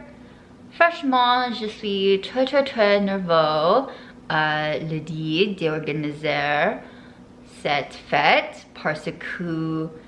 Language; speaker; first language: French; non-native, learner; English